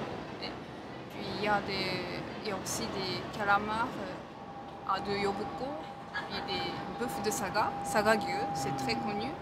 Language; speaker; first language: French; non-native, fluent; Japanese